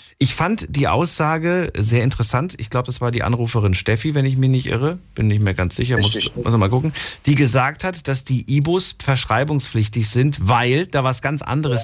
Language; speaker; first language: German; native; German